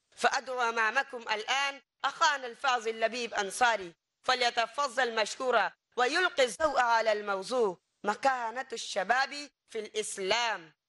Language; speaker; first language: Arabic; non-native, fluent; Bangla